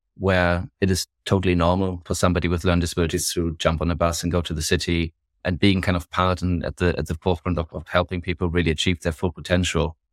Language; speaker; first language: English; non-native, fluent; German